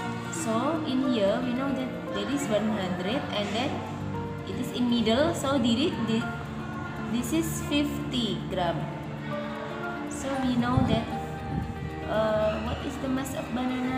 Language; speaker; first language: English; non-native, learner; Indonesian